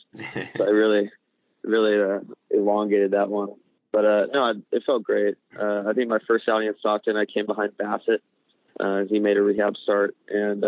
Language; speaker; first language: English; native; English